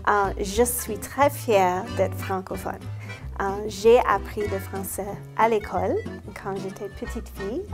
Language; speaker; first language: French; non-native, local second language; English